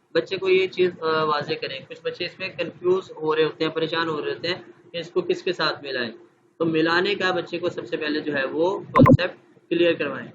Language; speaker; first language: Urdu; non-native, local second language; Punjabi